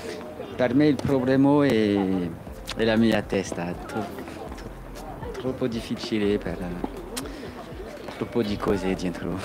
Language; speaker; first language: Italian; non-native, learner; French